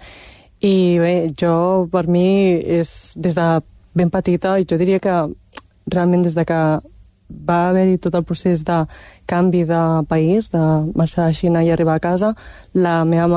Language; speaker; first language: Catalan; early bilingual, other home language; Chinese